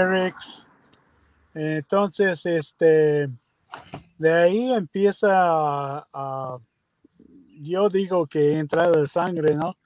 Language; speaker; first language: Spanish; non-native, learner; English